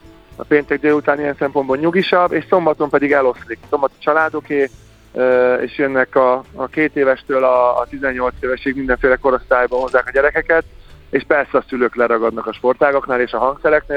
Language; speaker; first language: Hungarian; native; Hungarian